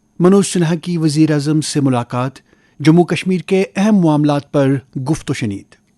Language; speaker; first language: Urdu; non-native, local second language; Kashmiri